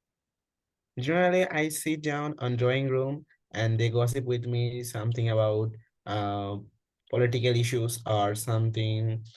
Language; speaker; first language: English; non-native, learner; Bangla